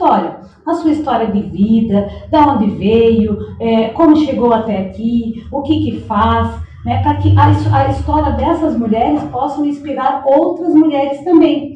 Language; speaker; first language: Portuguese; native; Portuguese